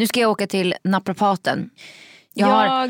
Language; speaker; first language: Swedish; native; Swedish